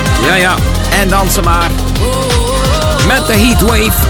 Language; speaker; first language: Dutch; native; Dutch